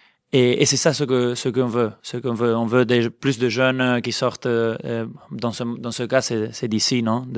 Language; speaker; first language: French; non-native, fluent; Spanish